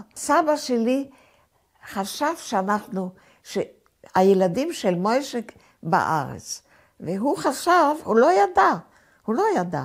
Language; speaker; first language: Hebrew; early bilingual, other home language; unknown